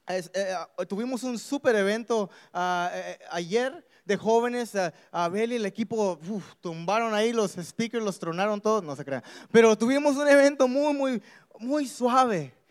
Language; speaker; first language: Spanish; early bilingual, heritage; Spanish